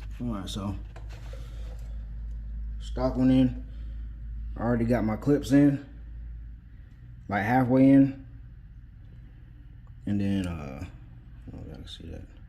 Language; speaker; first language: English; native; English